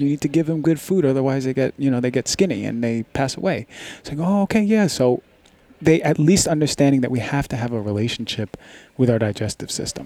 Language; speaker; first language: English; native; English